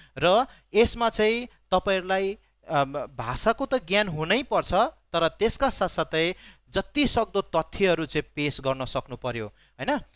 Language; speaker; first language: Nepali; native; Nepali